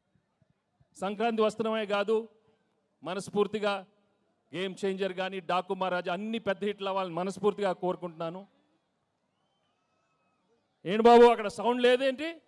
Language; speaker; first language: Telugu; native; Telugu